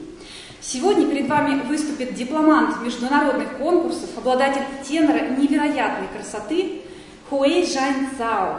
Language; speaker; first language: Russian; native; Russian